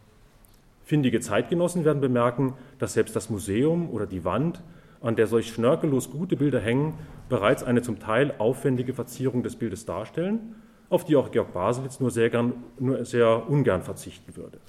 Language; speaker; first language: German; native; German